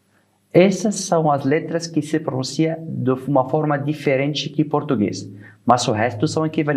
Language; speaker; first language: Portuguese; non-native, fluent; Arabic